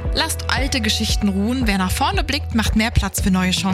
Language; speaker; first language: German; native; German